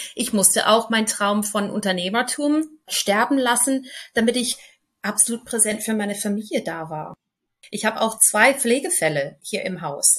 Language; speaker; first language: German; non-native, fluent; English